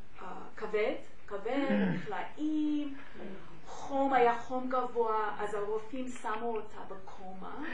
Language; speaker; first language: Hebrew; non-native, fluent; English